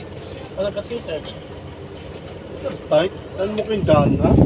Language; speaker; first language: Arabic; non-native, learner; Filipino